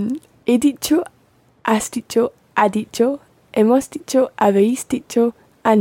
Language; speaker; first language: Spanish; non-native, learner; English